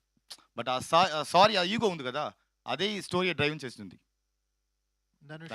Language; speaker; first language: Telugu; non-native, learner; Tamil